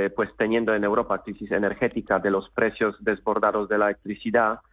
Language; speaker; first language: Spanish; non-native, fluent; Polish